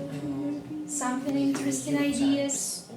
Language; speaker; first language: English; non-native, fluent; Russian